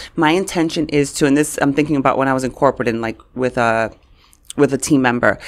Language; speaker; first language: English; native; English